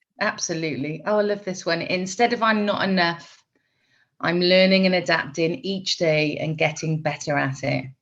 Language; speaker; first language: English; native; English